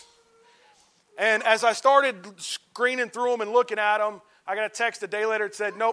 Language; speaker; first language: English; native; English